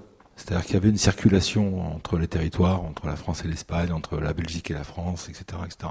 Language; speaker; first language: French; native; French